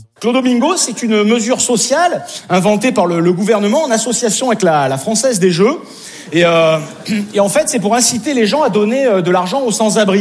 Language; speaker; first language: French; native; French